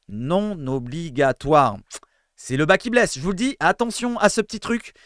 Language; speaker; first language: French; native; French